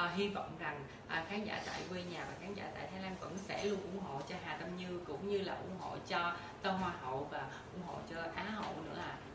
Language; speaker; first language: Vietnamese; native; Vietnamese